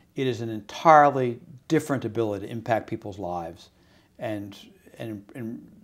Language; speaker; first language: English; native; English